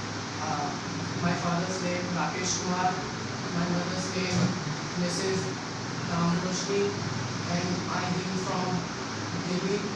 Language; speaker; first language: English; non-native, learner; Hindi